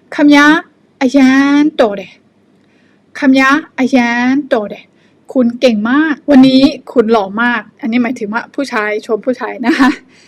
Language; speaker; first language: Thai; non-native, fluent; Burmese